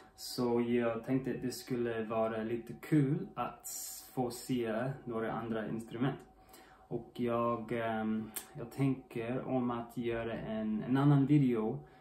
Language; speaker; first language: Swedish; non-native, learner; English